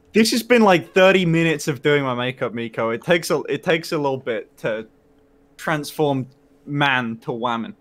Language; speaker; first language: English; native; English